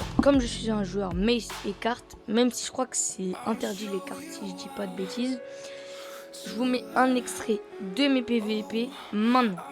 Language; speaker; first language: French; native; French